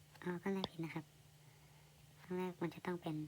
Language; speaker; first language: Thai; native; Thai